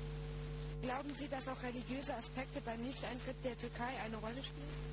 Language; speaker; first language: German; native; German